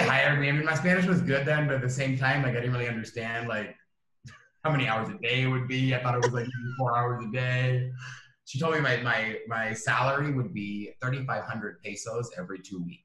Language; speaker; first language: English; native; English